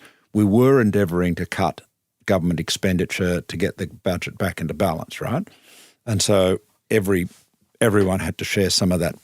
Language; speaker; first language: English; native; English